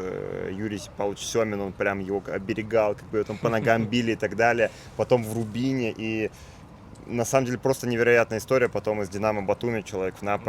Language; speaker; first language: Russian; native; Russian